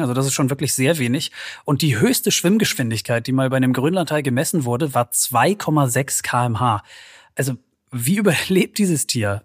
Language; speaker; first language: German; native; German